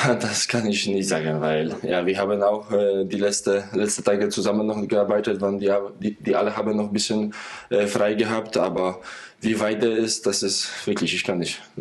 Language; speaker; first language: German; non-native, fluent; Polish